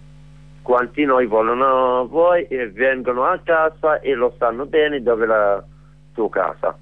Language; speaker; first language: Italian; non-native, learner; Arabic